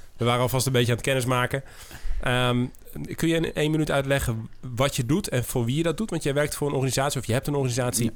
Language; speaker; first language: Dutch; native; Dutch